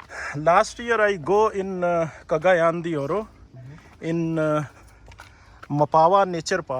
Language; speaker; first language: English; non-native, learner; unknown